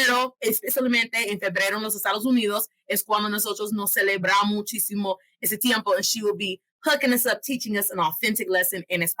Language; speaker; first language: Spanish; non-native, fluent; English